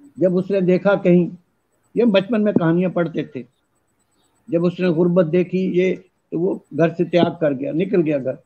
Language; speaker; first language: Urdu; non-native, local second language; Punjabi